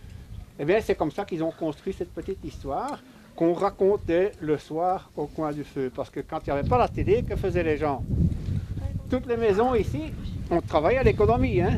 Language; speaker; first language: French; native; French